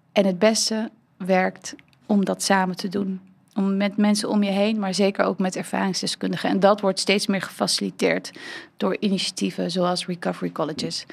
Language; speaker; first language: Dutch; early bilingual, heritage; Dutch